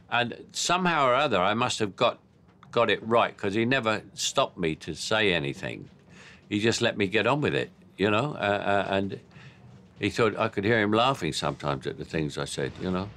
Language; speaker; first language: English; native; English